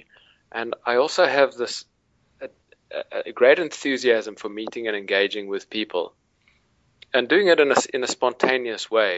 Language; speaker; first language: English; native; English